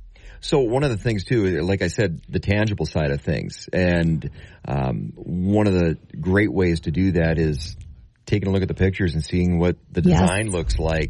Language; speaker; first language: English; native; English